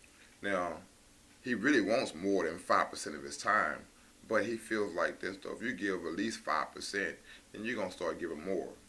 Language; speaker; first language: English; native; English